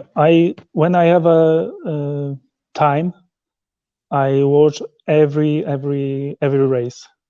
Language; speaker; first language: English; non-native, learner; Polish